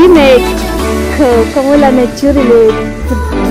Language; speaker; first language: French; non-native, learner; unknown